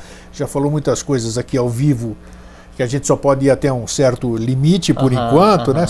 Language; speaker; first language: Portuguese; native; Portuguese